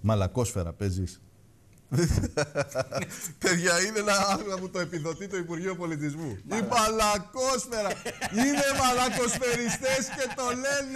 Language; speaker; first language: Greek; native; Greek